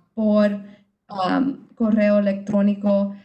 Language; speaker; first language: Spanish; early bilingual, other home language; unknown